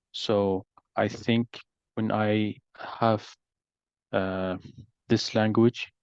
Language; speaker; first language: English; non-native, learner; Arabic